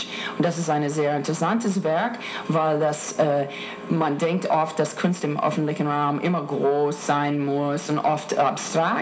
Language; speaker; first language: German; non-native, fluent; English